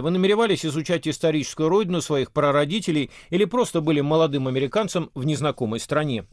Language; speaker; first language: Russian; native; Russian